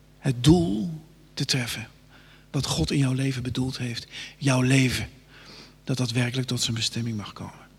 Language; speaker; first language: Dutch; native; Dutch